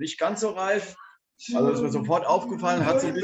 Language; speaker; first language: German; native; German